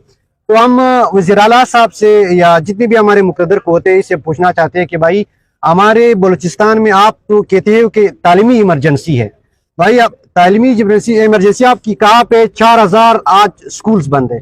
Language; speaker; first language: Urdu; non-native, local second language; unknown